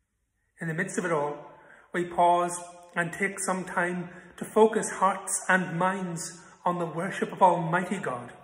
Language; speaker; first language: English; native; English